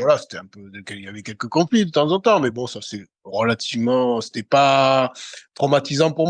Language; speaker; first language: French; native; French